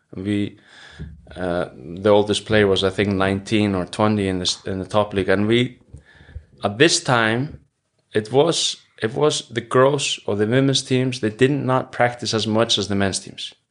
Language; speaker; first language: English; non-native, fluent; Icelandic